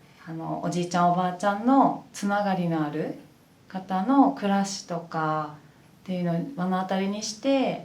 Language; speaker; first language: Japanese; native; Japanese